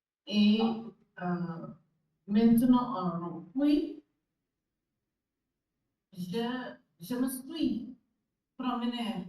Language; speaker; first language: French; non-native, learner; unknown